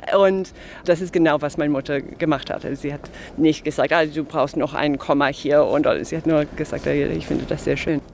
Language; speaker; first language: German; non-native, fluent; English